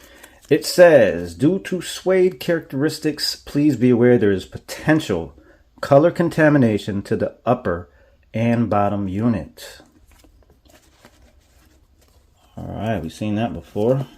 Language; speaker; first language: English; native; English